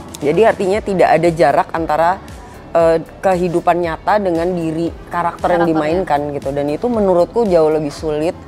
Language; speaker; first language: Indonesian; non-native, local second language; Javanese